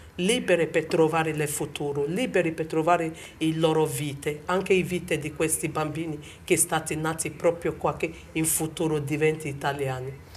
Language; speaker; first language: Italian; non-native, learner; Bini